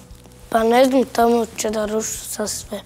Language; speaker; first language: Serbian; non-native, local second language; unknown